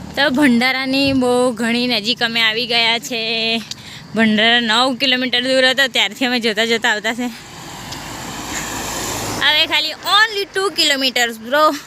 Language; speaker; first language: Gujarati; non-native, local second language; Kukna